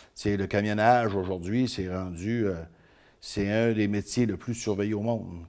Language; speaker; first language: French; native; French